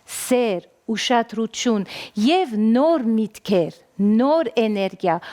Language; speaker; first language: Armenian; early bilingual, heritage; Armenian